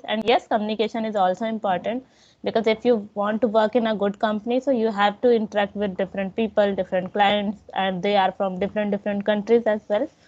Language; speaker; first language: English; non-native, local second language; Hindi